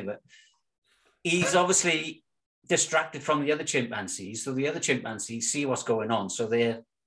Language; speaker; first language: English; native; English